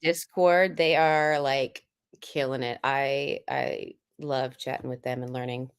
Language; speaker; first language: English; native; English